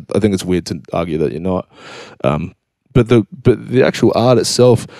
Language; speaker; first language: English; native; English